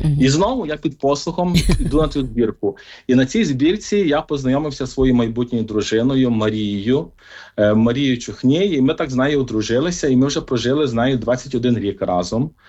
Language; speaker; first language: Ukrainian; native; Ukrainian